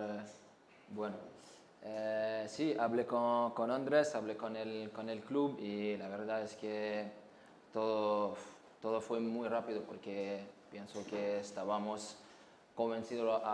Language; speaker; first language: Spanish; non-native, learner; French